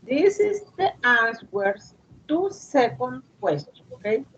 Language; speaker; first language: English; non-native, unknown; Spanish